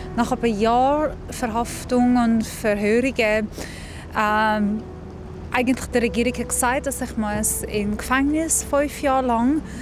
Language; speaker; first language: German; non-native, fluent; Persian